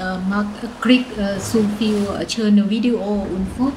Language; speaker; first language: German; non-native, learner; Thai